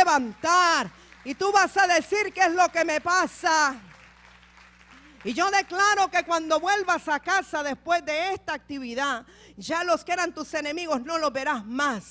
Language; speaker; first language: Spanish; native; Spanish